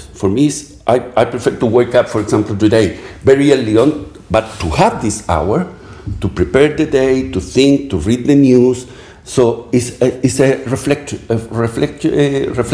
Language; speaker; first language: English; non-native, fluent; Spanish